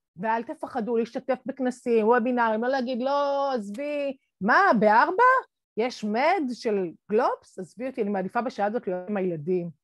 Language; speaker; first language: Hebrew; native; Hebrew